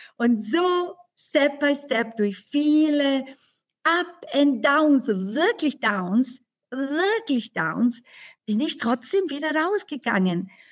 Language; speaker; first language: German; non-native, fluent; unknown